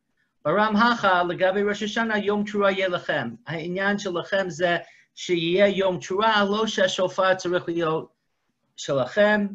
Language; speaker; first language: Hebrew; non-native, fluent; English